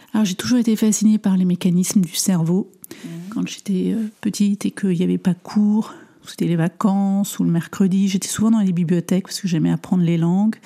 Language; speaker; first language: French; early bilingual, other home language; Armenian